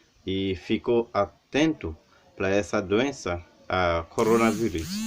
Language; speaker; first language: Portuguese; non-native, learner; Haitian Creole